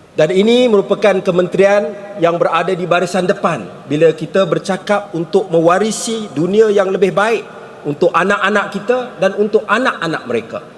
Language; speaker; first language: Malay; native; Malay